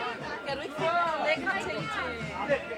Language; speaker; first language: Danish; non-native, fluent; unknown